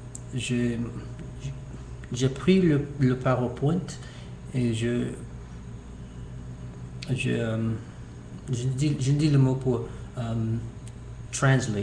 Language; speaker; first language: French; non-native, learner; English